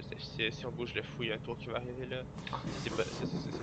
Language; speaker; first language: French; native; French